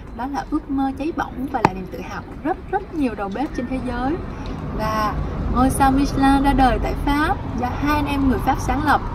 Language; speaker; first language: Vietnamese; native; Vietnamese